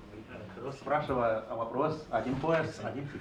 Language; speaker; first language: Russian; non-native, learner; Chinese